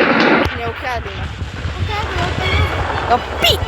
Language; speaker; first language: Polish; non-native, learner; Slovak